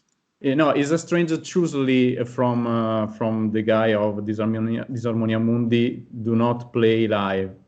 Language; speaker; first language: English; non-native, fluent; Italian